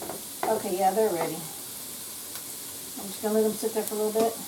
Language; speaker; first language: English; native; English